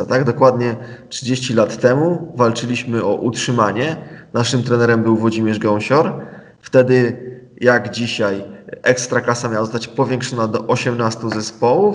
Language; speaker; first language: Polish; native; Polish